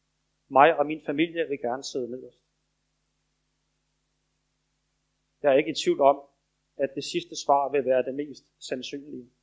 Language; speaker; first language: Danish; native; Danish